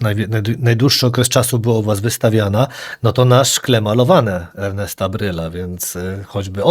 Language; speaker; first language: Polish; native; Polish